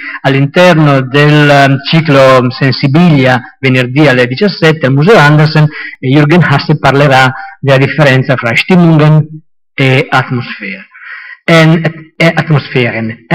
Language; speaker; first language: Italian; native; Italian